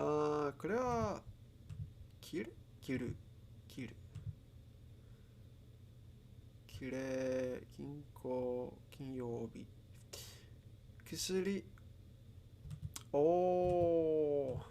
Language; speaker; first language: Japanese; non-native, learner; Spanish